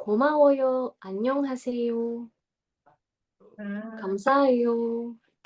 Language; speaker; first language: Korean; non-native, fluent; Indonesian